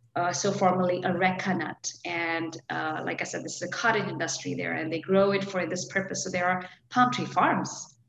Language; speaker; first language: English; non-native, local second language; Hindi